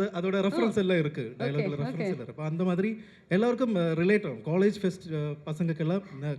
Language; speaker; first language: Tamil; non-native, fluent; Malayalam